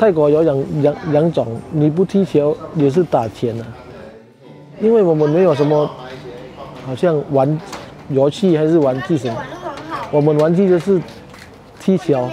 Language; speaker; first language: Chinese; non-native, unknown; Thai